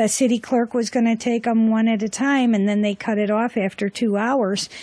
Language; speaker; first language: English; native; English